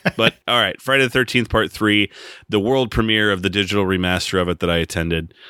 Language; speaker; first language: English; native; English